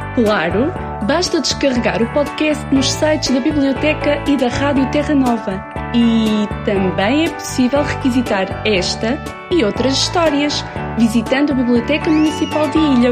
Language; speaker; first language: Portuguese; native; Portuguese